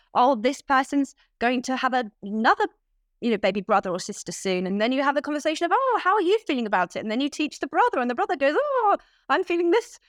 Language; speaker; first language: English; native; English